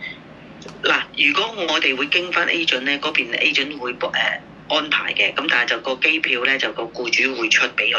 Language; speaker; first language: Cantonese; native; Cantonese